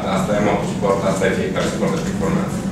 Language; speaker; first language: Romanian; non-native, fluent; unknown